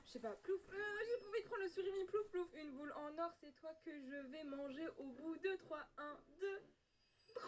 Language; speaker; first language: French; native; French